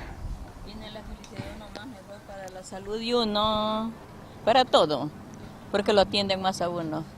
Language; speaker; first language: Spanish; native; Spanish